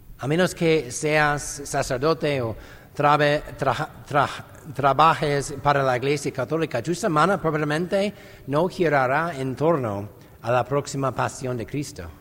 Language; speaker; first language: Spanish; non-native, fluent; English